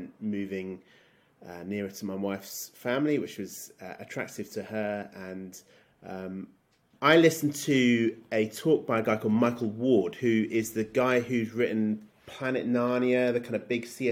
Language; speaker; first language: English; native; English